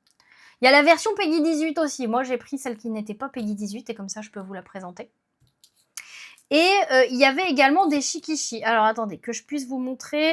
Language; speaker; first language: French; native; French